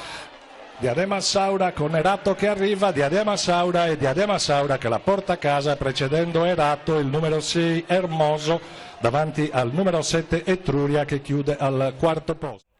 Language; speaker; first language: Italian; native; Italian